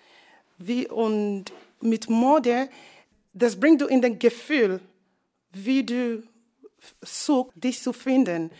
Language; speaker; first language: German; non-native, fluent; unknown